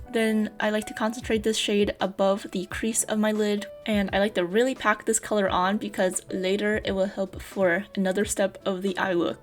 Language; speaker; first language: English; native; English